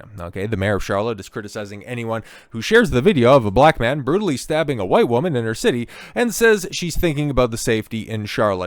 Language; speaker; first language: English; native; English